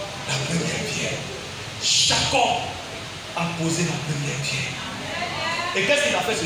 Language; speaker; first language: French; native; French